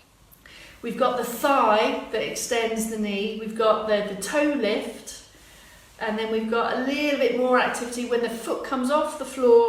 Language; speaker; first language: English; native; English